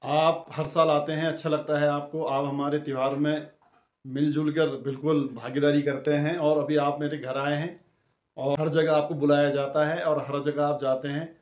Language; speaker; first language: Hindi; native; Hindi